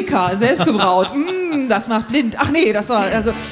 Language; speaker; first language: German; native; German